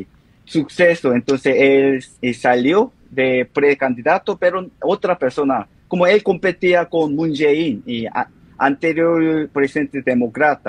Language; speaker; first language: Spanish; non-native, learner; Korean